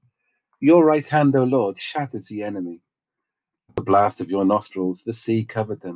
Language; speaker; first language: English; native; English